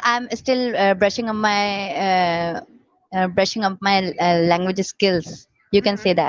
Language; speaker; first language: English; non-native, learner; Urdu